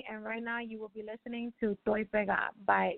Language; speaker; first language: English; native; English